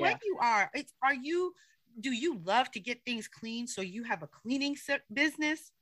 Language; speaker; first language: English; native; English